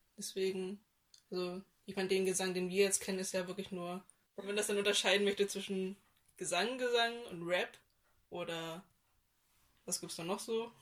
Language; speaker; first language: German; early bilingual, other home language; Vietnamese